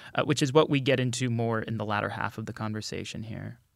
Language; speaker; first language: English; native; English